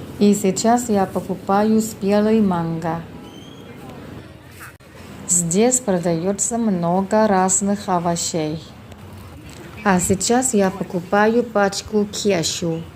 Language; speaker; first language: Russian; non-native, fluent; Thai